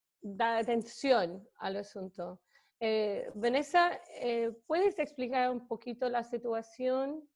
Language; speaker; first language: Spanish; non-native, fluent; English